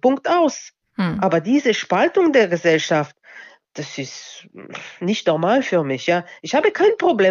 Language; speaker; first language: German; non-native, local second language; Bulgarian